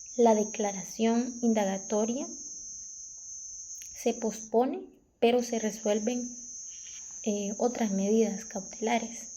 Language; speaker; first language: Spanish; native; Spanish